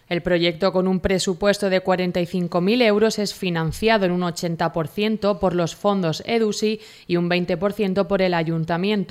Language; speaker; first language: Spanish; native; Spanish